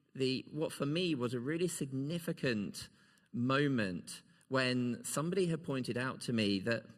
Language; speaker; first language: English; native; English